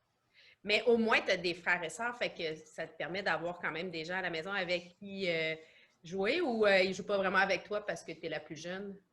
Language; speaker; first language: French; native; French